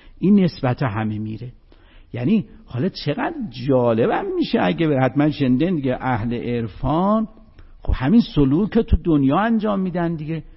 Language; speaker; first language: Persian; non-native, local second language; Azerbaijani